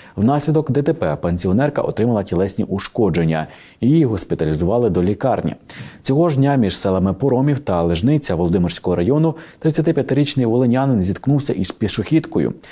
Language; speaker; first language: Ukrainian; native; Ukrainian